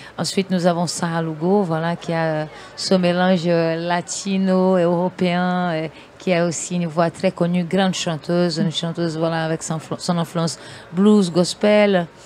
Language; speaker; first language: French; non-native, fluent; Portuguese